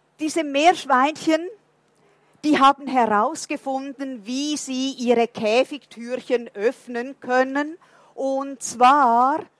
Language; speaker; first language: German; non-native, fluent; Portuguese